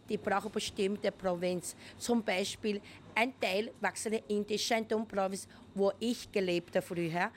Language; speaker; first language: German; non-native, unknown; Chinese